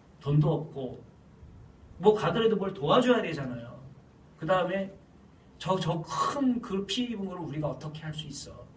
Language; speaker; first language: Korean; native; Korean